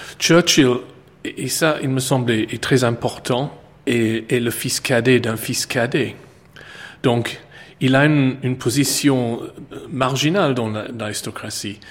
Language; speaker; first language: French; non-native, fluent; English